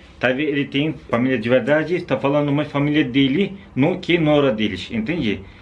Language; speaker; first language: Portuguese; non-native, learner; Turkish